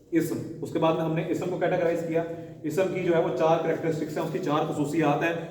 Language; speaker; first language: Urdu; non-native, local second language; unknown